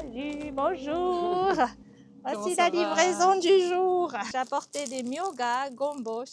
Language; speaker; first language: French; non-native, fluent; Japanese